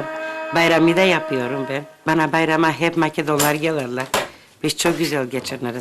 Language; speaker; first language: Turkish; early bilingual, heritage; Turkish